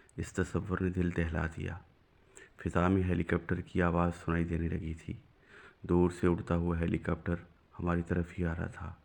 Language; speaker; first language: Urdu; non-native, local second language; Punjabi